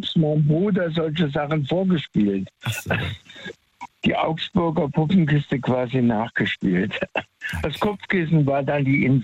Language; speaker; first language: German; native; German